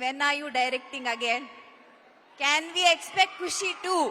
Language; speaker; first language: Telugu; non-native, learner; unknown